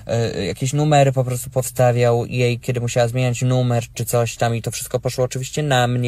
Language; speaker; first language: Polish; native; Polish